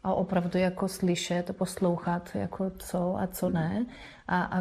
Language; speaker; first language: Czech; non-native, fluent; Spanish